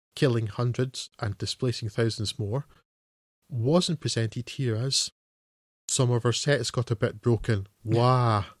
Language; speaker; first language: English; native; English